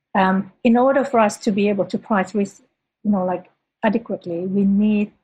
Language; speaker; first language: English; non-native, fluent; Thai